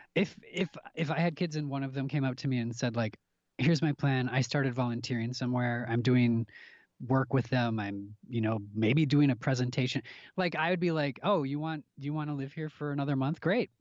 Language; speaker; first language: English; native; English